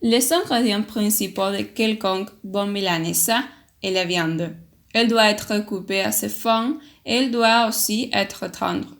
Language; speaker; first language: French; non-native, learner; Spanish